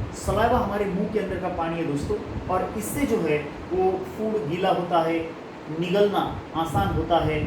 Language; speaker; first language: Hindi; non-native, local second language; Marathi